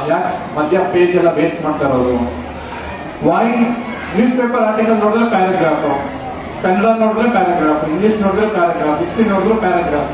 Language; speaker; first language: Kannada; non-native, local second language; Urdu